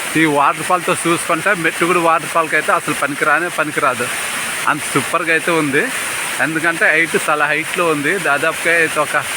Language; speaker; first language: Telugu; non-native, local second language; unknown